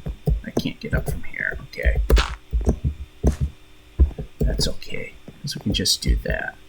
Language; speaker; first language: English; native; English